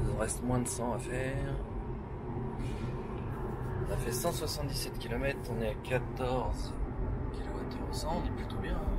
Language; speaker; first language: French; native; French